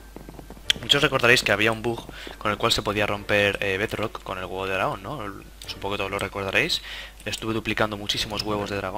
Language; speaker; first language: Spanish; native; Spanish